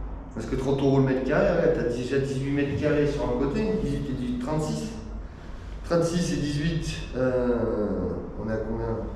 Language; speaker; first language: French; native; French